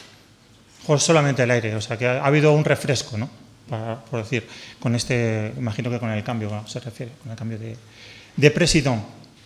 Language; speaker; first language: Spanish; native; Spanish